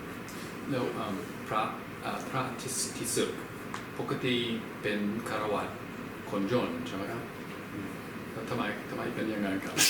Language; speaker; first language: Thai; non-native, learner; English